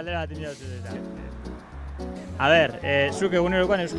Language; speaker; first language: Basque; native; Basque